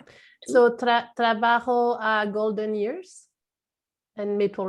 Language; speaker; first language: Spanish; non-native, learner; English